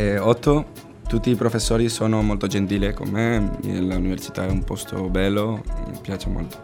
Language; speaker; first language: Italian; non-native, learner; Spanish